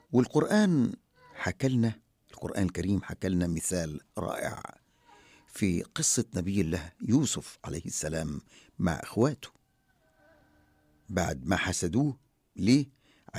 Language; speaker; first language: Arabic; native; Arabic